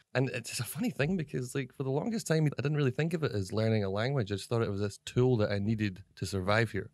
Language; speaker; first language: English; native; English